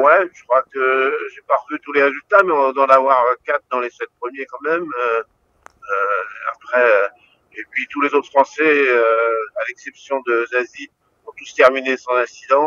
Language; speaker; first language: French; native; French